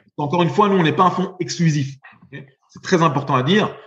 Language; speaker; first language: French; native; French